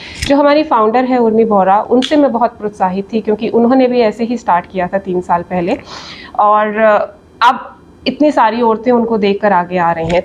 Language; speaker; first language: Hindi; native; Hindi